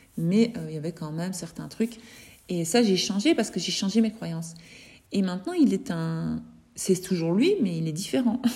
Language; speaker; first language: French; native; French